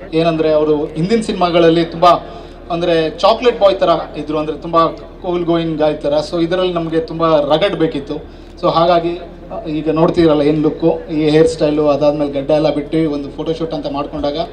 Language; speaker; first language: Kannada; native; Kannada